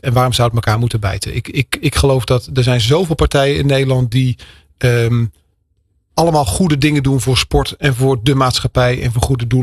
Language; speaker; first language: Dutch; native; Dutch